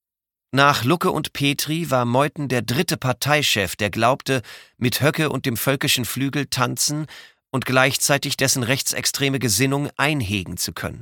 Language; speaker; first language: German; native; German